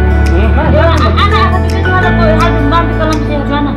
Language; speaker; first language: Arabic; non-native, learner; Nepali